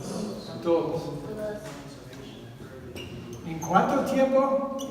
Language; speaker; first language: Spanish; non-native, fluent; English